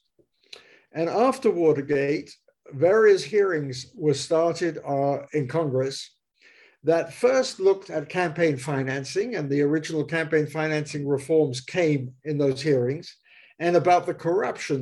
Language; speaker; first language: English; native; English